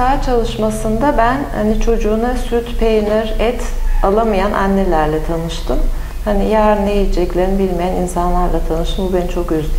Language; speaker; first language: Turkish; native; Turkish